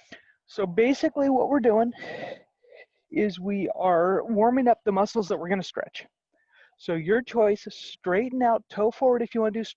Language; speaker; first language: English; native; English